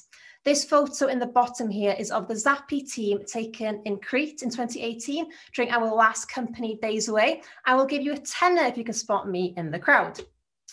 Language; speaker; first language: English; native; English